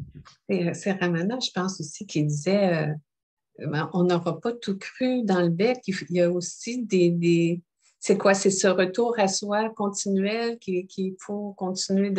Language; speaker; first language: French; native; French